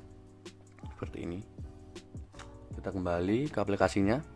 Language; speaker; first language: Indonesian; native; Indonesian